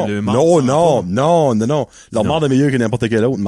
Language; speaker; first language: French; native; French